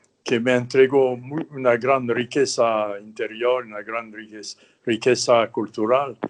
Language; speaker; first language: Spanish; non-native, fluent; French